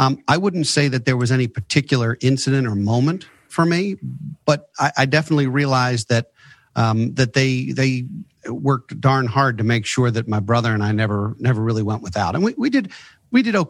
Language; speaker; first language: English; native; English